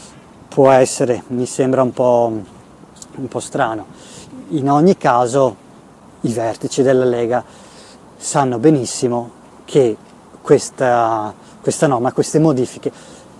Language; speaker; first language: Italian; native; Italian